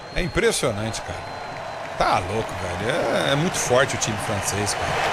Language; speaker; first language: Portuguese; native; Portuguese